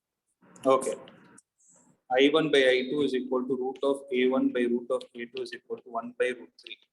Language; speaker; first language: English; non-native, local second language; Tamil